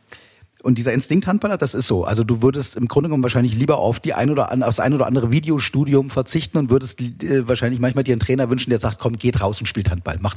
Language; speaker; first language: German; native; German